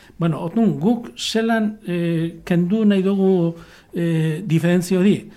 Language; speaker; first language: Basque; native; Basque